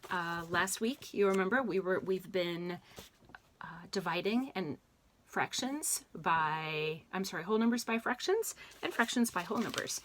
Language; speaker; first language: English; native; English